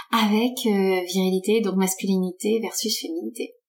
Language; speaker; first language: French; native; French